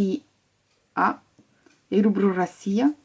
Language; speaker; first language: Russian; non-native, learner; French